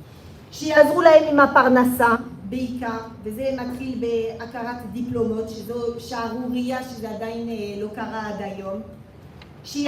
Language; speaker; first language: Hebrew; non-native, fluent; French